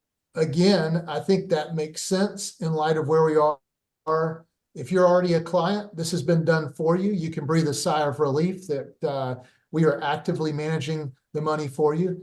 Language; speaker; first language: English; native; English